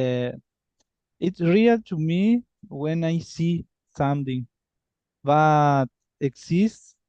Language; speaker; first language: English; non-native, learner; Spanish